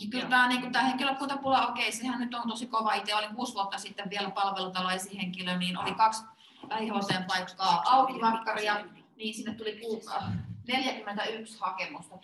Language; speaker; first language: Finnish; native; Finnish